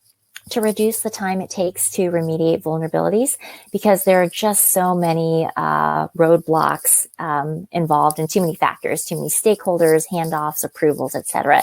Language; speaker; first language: English; native; English